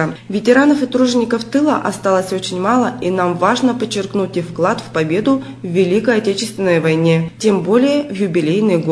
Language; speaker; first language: Russian; native; Russian